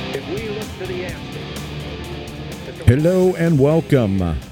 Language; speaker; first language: English; native; English